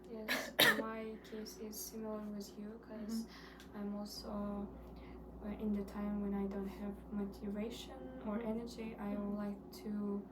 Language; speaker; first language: English; non-native, learner; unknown